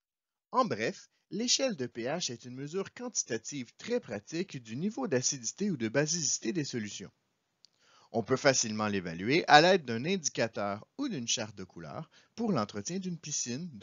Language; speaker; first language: French; native; French